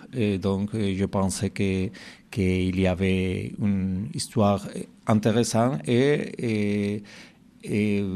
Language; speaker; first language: French; non-native, learner; Spanish